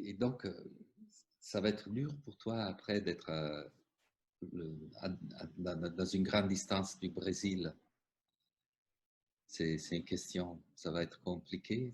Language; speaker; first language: French; non-native, fluent; Italian